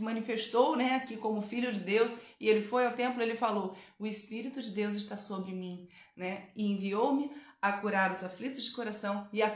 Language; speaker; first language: Portuguese; native; Portuguese